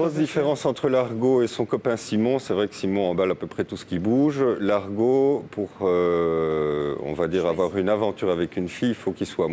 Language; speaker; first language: French; native; French